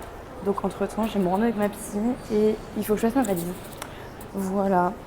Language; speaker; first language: French; native; French